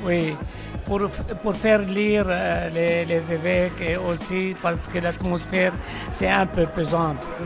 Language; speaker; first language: French; non-native, fluent; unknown